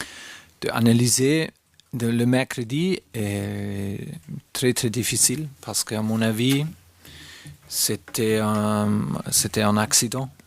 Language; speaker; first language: French; non-native, fluent; German